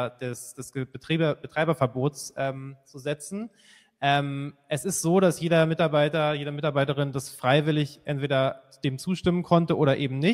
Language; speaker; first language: German; native; German